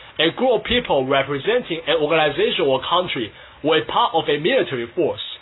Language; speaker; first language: English; non-native, fluent; Chinese